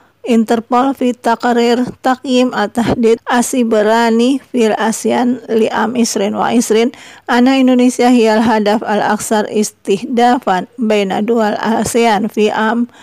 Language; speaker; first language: Arabic; non-native, fluent; Indonesian